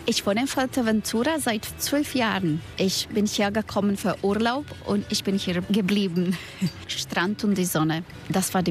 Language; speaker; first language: German; non-native, learner; Croatian